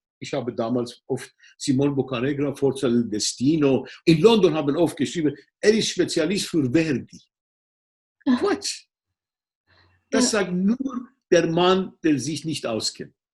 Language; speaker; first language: German; non-native, fluent; Persian